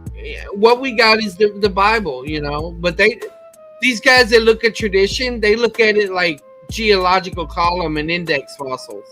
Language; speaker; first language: English; native; English